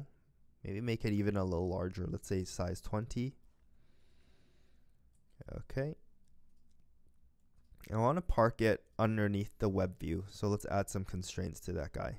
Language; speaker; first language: English; native; English